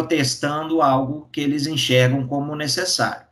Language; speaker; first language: Portuguese; native; Portuguese